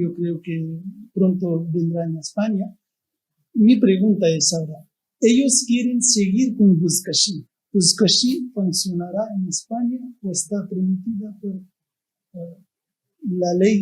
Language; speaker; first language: Spanish; non-native, fluent; Pashto